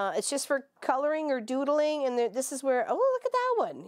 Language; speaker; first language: English; native; English